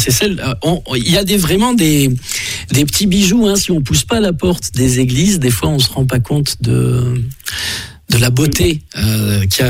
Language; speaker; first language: French; native; French